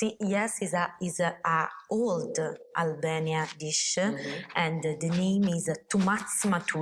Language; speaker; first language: English; non-native, learner; Italian